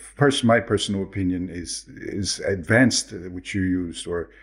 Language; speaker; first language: English; non-native, fluent; Portuguese